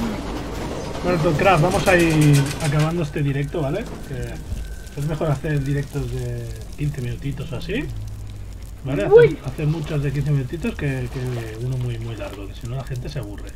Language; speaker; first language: Spanish; native; Spanish